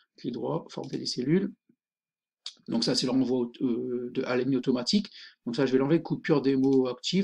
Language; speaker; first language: French; native; French